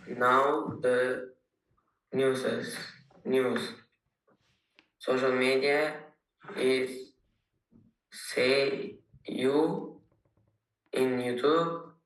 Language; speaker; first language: English; non-native, learner; Uzbek